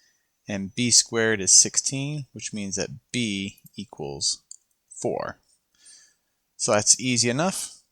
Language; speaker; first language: English; native; English